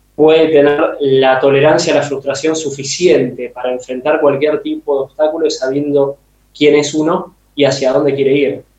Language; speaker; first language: Spanish; native; Spanish